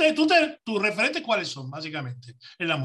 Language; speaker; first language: Spanish; native; Spanish